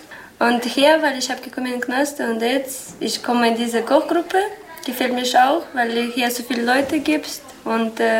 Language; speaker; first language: German; non-native, learner; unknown